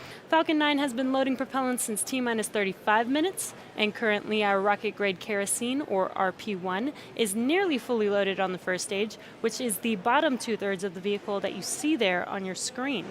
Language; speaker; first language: English; native; English